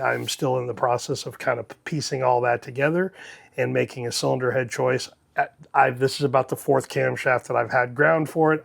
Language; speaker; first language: English; native; English